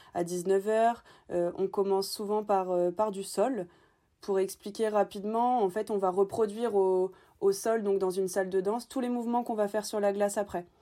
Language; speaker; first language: French; native; French